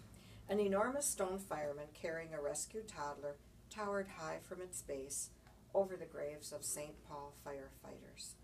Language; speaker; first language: English; native; English